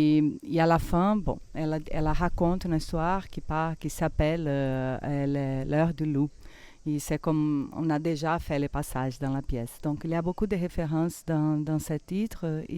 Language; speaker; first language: French; non-native, fluent; Portuguese